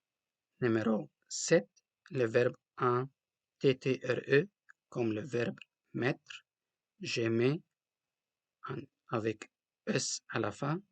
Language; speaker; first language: French; non-native, local second language; Arabic